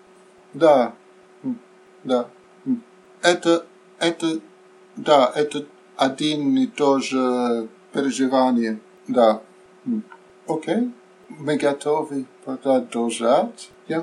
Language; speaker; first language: Russian; non-native, fluent; English